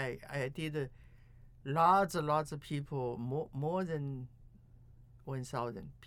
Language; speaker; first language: English; non-native, learner; Chinese